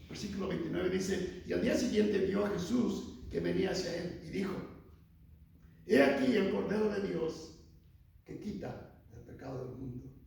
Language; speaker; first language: Spanish; native; Spanish